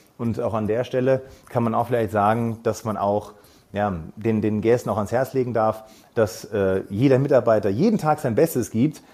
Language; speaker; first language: German; native; German